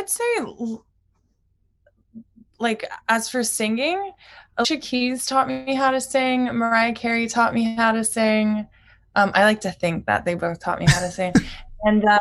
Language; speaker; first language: English; early bilingual, other home language; Japanese